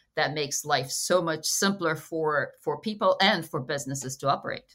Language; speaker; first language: English; non-native, fluent; Portuguese